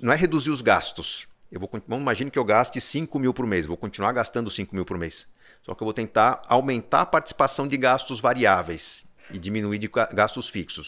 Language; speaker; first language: Portuguese; native; Portuguese